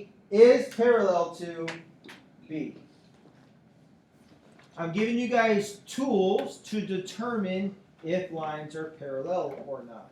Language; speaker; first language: English; native; English